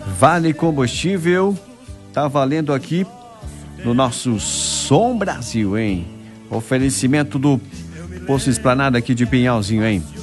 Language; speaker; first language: Portuguese; native; Portuguese